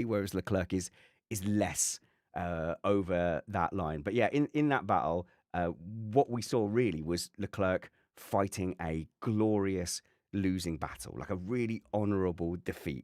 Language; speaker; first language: English; native; English